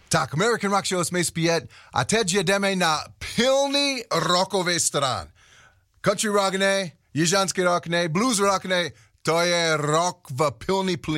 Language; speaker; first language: Czech; non-native, learner; English